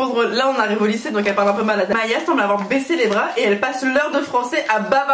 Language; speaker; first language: French; native; French